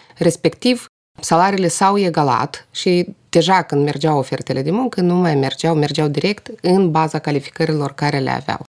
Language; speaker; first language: Romanian; non-native, local second language; Russian